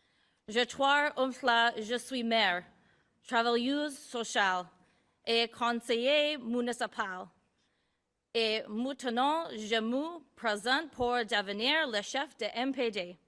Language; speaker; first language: French; non-native, learner; English